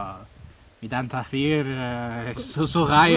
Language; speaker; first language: Arabic; non-native, learner; English